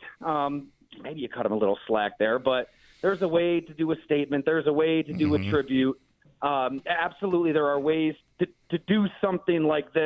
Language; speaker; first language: English; native; English